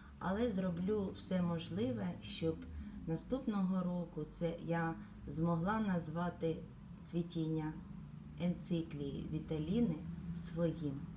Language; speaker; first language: Ukrainian; native; Ukrainian